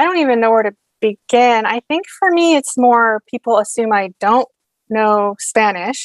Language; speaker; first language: English; native; English